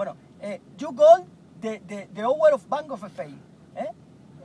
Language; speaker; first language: English; non-native, learner; Spanish